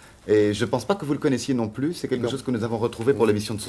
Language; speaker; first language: French; native; French